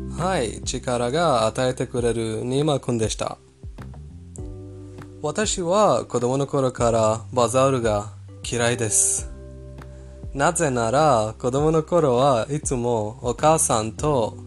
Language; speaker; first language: Japanese; non-native, fluent; Persian